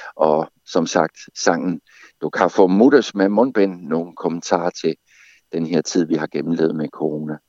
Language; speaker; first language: Danish; native; Danish